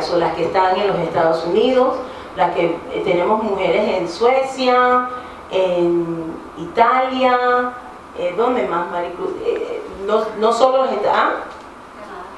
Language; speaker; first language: Spanish; native; Spanish